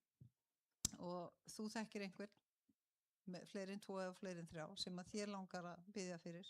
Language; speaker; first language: Icelandic; native; Icelandic